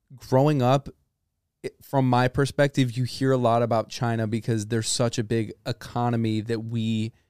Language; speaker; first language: English; early bilingual, other home language; Italian